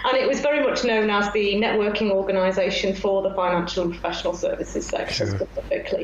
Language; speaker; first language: English; native; English